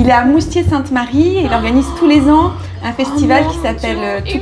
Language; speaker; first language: French; native; French